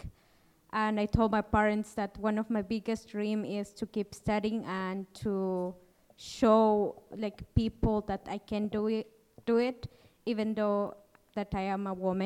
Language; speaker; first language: English; non-native, fluent; Kaqchikel